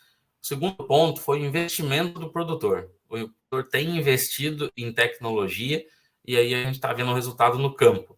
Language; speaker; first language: Portuguese; native; Portuguese